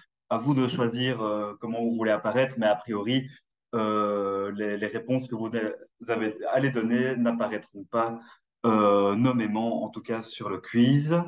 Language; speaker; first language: French; native; French